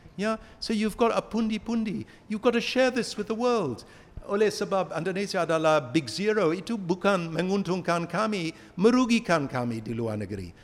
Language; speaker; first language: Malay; non-native, fluent; English